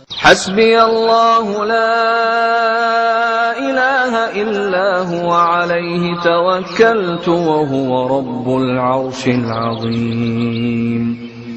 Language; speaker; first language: Arabic; native; Arabic